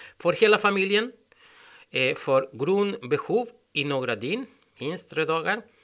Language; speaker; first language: Swedish; non-native, learner; Spanish